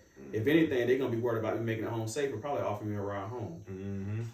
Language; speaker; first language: English; native; English